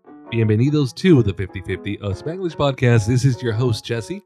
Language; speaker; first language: English; early bilingual, other home language; Spanish